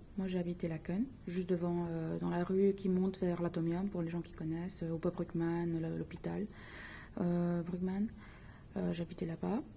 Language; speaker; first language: French; early bilingual, other home language; Spanish